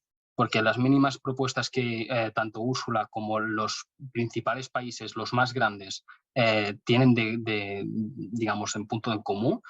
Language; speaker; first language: Spanish; native; Spanish